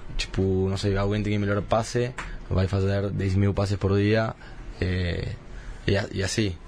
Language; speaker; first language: Portuguese; early bilingual, heritage; Spanish